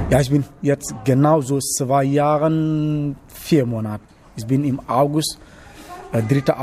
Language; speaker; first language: German; non-native, learner; Wolof